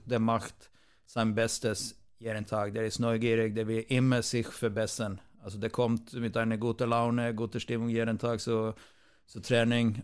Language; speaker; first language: German; non-native, fluent; Swedish